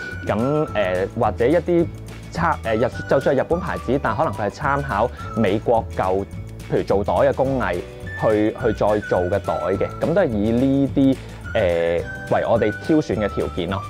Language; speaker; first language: Cantonese; native; Cantonese